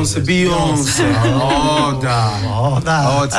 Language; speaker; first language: Bulgarian; non-native, learner; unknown